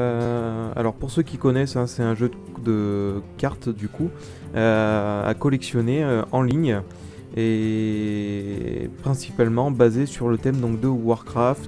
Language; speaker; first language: French; native; French